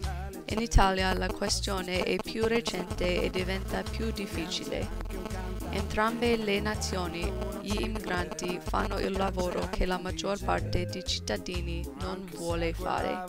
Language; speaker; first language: Italian; non-native, learner; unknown